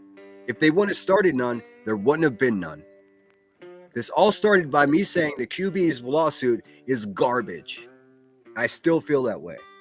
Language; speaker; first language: English; native; English